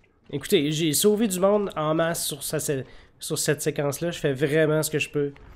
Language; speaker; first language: French; native; French